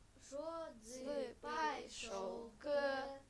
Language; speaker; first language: Chinese; non-native, fluent; Kyrgyz